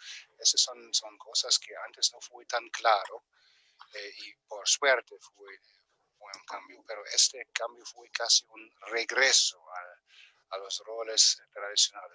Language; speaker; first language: Spanish; non-native, fluent; German